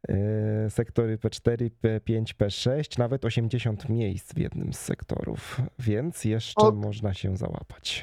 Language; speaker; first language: Polish; native; Polish